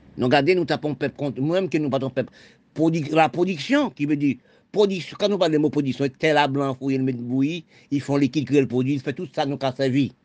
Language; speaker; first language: French; non-native, local second language; Haitian Creole